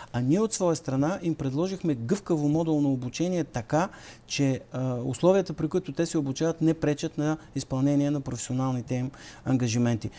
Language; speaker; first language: Bulgarian; native; Bulgarian